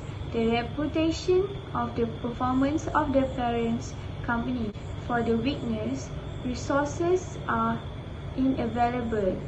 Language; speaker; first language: English; non-native, fluent; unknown